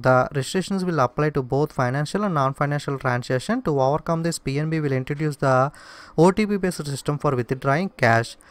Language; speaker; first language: English; non-native, local second language; Telugu